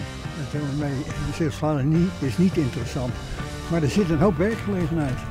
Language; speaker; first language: Dutch; native; Dutch